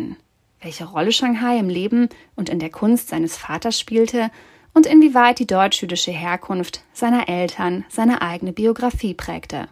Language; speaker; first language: German; native; German